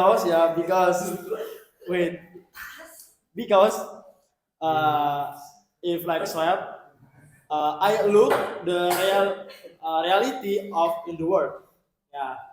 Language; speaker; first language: English; non-native, learner; Indonesian